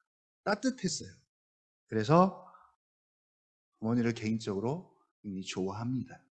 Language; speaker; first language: Korean; native; Korean